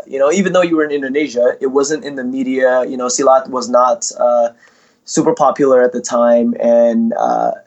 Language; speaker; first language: English; early bilingual, other home language; Indonesian